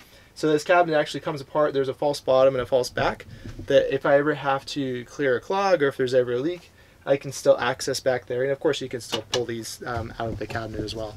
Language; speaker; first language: English; native; English